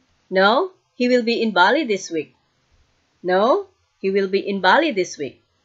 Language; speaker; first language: English; non-native, fluent; Indonesian